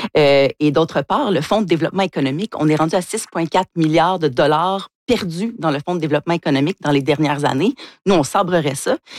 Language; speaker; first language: French; native; French